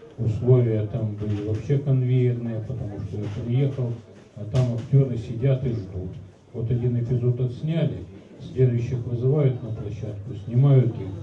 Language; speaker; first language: Russian; native; Russian